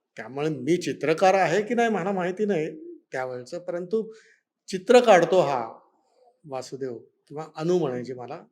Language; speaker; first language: Marathi; non-native, local second language; Konkani